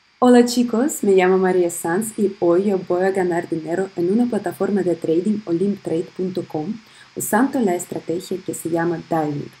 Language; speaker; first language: Spanish; early bilingual, heritage; Spanish